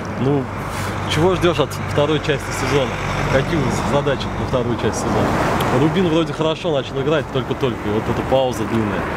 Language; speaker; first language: Russian; native; Russian